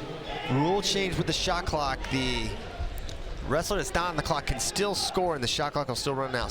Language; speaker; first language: English; native; English